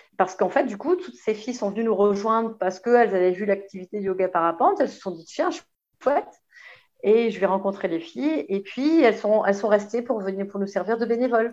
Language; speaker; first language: French; native; French